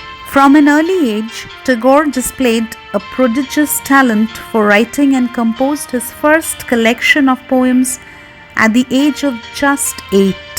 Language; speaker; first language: English; non-native, local second language; Bangla